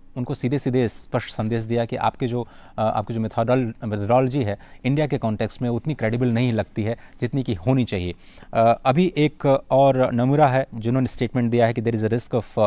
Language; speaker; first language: Hindi; native; Hindi